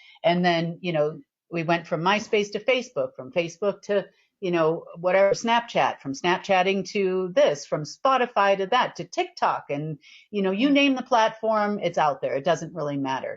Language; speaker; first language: English; native; English